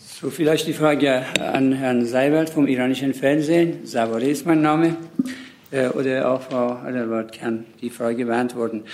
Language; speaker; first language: German; non-native, fluent; Persian